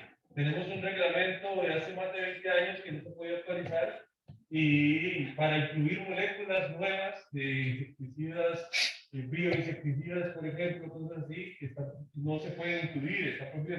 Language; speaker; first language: Spanish; native; Spanish